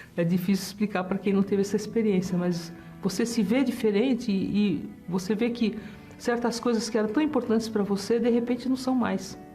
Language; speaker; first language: Portuguese; early bilingual, other home language; German